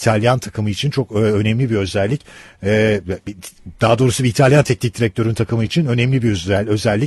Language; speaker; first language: Turkish; native; Turkish